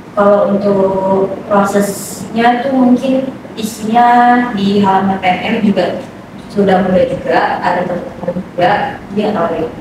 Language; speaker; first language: Indonesian; native; Indonesian